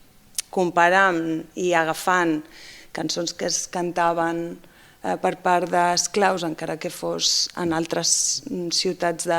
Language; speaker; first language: Catalan; non-native, fluent; Basque